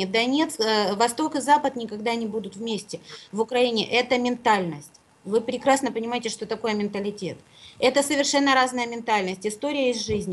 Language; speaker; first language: Russian; native; Russian